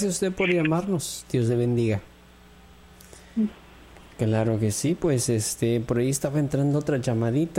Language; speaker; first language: Spanish; native; Spanish